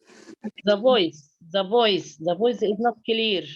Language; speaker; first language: English; non-native, learner; Arabic